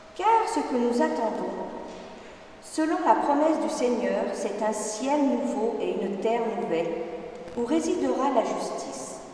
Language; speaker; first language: French; native; French